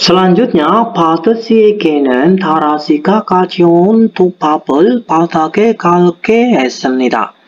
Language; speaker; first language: Korean; non-native, fluent; Indonesian